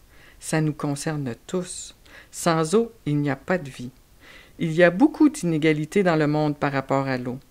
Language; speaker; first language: French; native; French